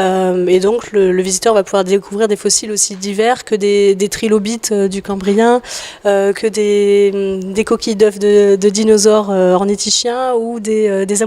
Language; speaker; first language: French; native; French